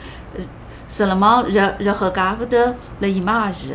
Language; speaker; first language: French; non-native, learner; Chinese